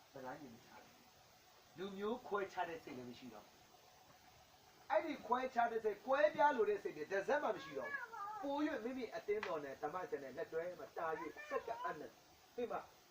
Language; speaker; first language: Burmese; non-native, local second language; Kachin